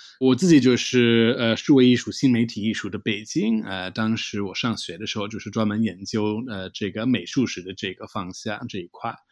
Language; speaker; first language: Chinese; non-native, fluent; English